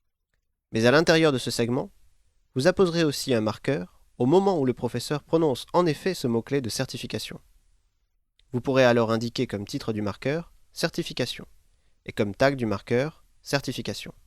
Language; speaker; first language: French; native; French